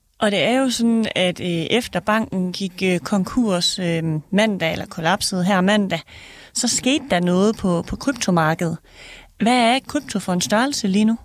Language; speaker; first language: Danish; native; Danish